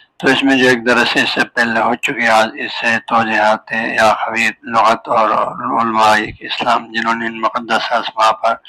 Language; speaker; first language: Urdu; non-native, local second language; Balti